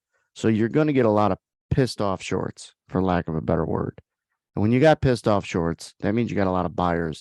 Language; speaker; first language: English; native; English